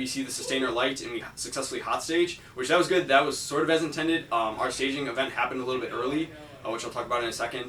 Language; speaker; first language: English; native; English